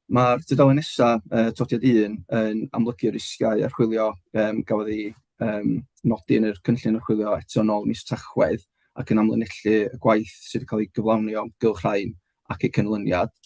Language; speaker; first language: Welsh; native; Welsh